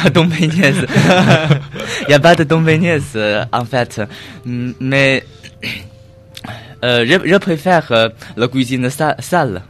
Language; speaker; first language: French; non-native, learner; Chinese